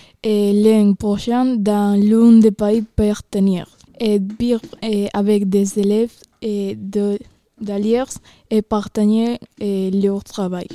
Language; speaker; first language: French; non-native, learner; Galician